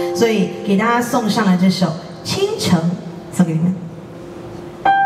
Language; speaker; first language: Chinese; non-native, local second language; Cantonese